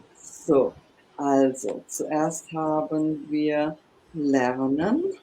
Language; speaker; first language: German; non-native, fluent; English